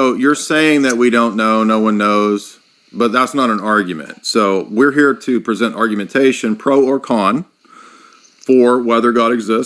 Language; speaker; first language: English; native; English